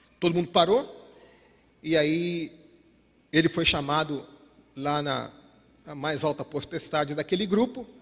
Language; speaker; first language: Portuguese; native; Portuguese